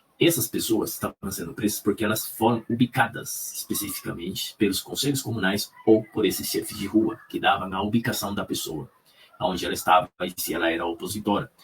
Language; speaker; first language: Portuguese; non-native, fluent; Spanish